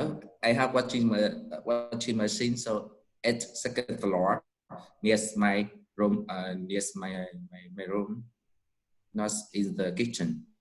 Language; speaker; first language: English; non-native, learner; Vietnamese